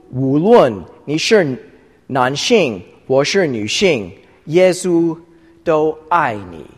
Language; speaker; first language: Chinese; non-native, fluent; English